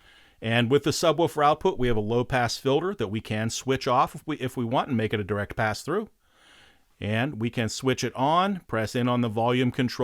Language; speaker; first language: English; native; English